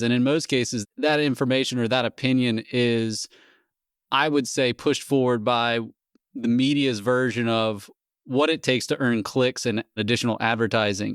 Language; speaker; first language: English; native; English